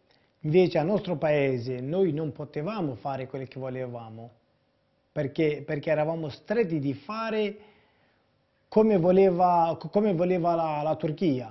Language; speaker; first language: Italian; non-native, fluent; Kurdish